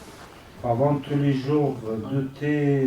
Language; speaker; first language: French; non-native, learner; Kurdish